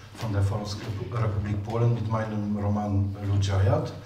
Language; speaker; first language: German; non-native, fluent; Polish